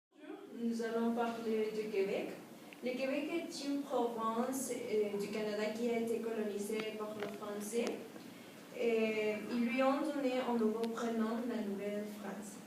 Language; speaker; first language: French; non-native, learner; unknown